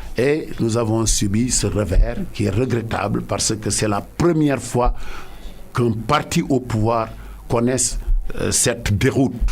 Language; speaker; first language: French; non-native, local second language; Wolof